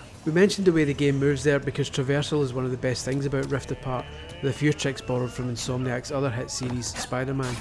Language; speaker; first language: English; native; English